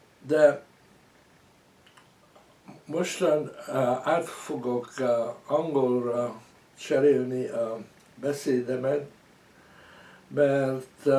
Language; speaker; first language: Hungarian; early bilingual, heritage; Hungarian